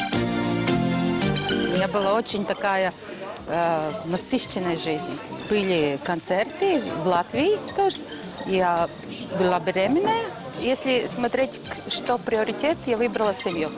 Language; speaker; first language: Russian; non-native, local second language; Latvian